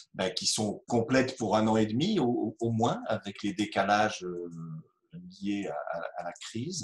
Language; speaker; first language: French; native; French